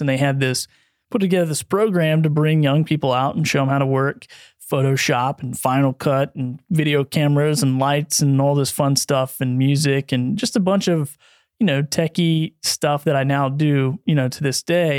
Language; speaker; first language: English; native; English